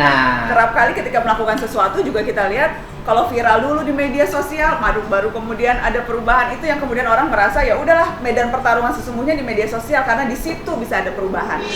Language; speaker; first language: Indonesian; native; Indonesian